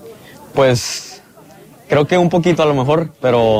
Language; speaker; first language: Spanish; native; Spanish